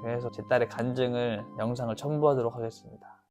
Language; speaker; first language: Korean; native; Korean